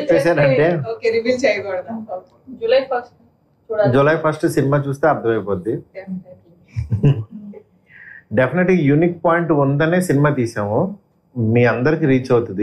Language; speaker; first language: Telugu; native; Telugu